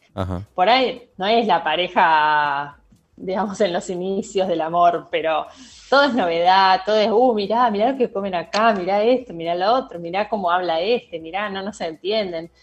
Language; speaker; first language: Spanish; native; Spanish